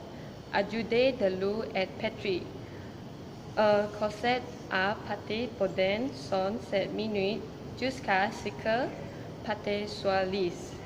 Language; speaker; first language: French; non-native, learner; Malay